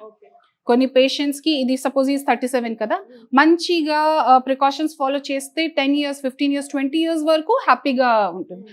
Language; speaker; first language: Telugu; non-native, fluent; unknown